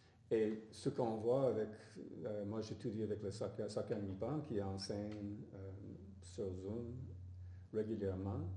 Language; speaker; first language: French; non-native, fluent; English